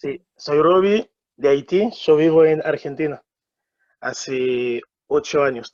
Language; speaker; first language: Spanish; non-native, fluent; Haitian Creole